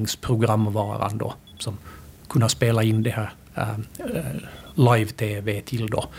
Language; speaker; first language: Swedish; native; Swedish